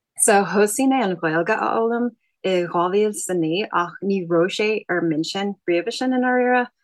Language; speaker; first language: Irish; non-native, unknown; English